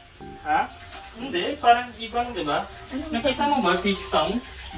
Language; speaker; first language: Filipino; non-native, learner; Punjabi